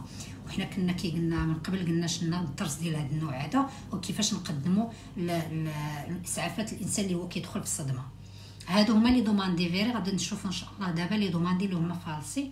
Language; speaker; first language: Arabic; native; Arabic